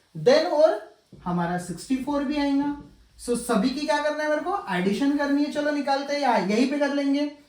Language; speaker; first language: Hindi; non-native, local second language; Marathi